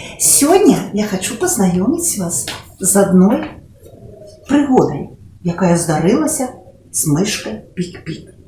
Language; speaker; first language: Belarusian; non-native, local second language; Russian